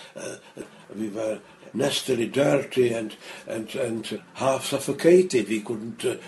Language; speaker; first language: English; non-native, fluent; Czech